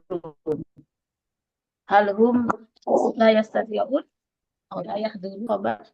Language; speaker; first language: Arabic; non-native, fluent; Indonesian